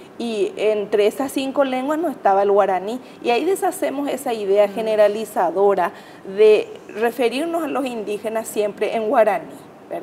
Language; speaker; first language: Spanish; native; Spanish